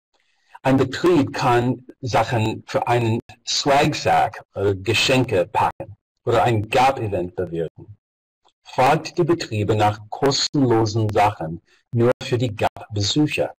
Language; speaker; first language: German; non-native, fluent; English